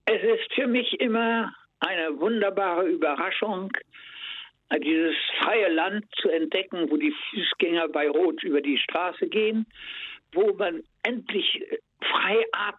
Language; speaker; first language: German; native; German